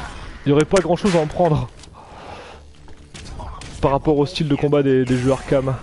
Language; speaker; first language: French; native; French